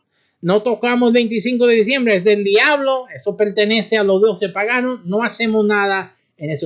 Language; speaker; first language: Spanish; early bilingual, heritage; Spanish